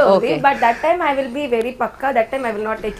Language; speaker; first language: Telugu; non-native, learner; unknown